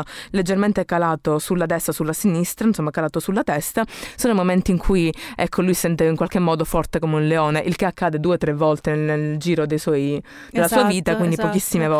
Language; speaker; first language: Italian; native; Italian